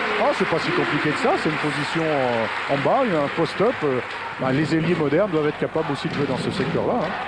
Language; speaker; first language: French; native; French